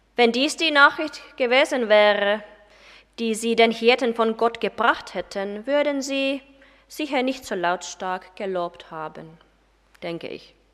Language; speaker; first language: German; non-native, fluent; Finnish